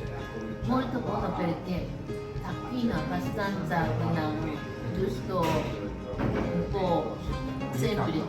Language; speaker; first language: Italian; non-native, learner; Japanese